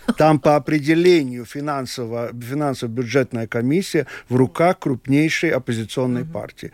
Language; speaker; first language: Russian; non-native, local second language; Latvian